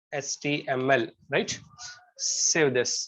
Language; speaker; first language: English; non-native, local second language; Kannada